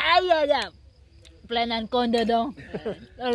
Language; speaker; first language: French; early bilingual, other home language; Vietnamese